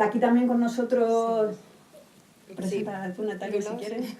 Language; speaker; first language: Spanish; native; Spanish